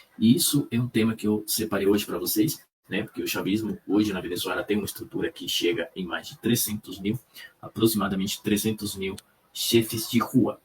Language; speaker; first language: Portuguese; non-native, fluent; Spanish